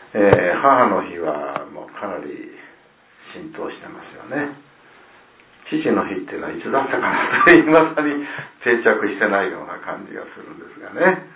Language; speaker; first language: Japanese; native; Japanese